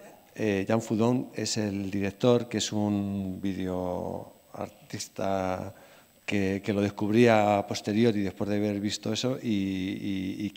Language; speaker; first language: Spanish; native; Spanish